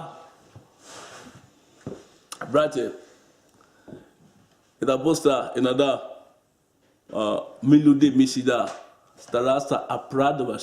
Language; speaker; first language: Russian; non-native, learner; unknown